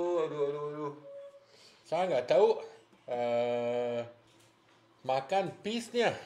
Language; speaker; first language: Indonesian; non-native, learner; French